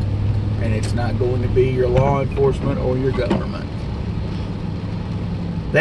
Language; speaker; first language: English; native; English